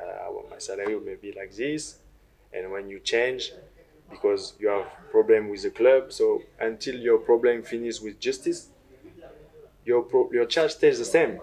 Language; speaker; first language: English; non-native, learner; French